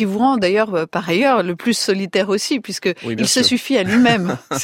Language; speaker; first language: French; native; French